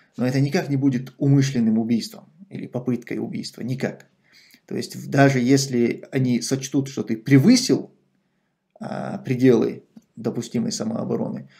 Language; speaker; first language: Russian; non-native, local second language; Chechen